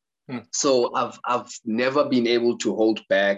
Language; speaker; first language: English; non-native, local second language; Zulu